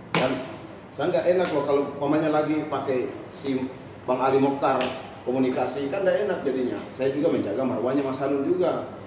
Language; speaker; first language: Indonesian; native; Indonesian